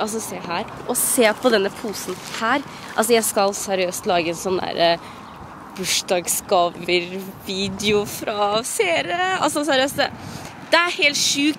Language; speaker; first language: Norwegian; native; Norwegian